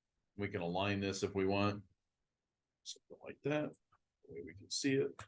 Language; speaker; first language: English; native; English